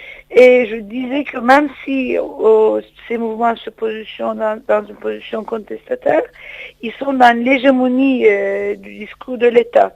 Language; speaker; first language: French; non-native, fluent; Turkish